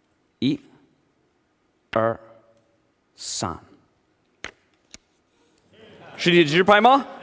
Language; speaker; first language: Chinese; non-native, learner; English